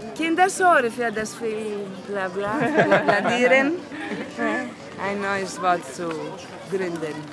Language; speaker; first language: German; non-native, fluent; Greek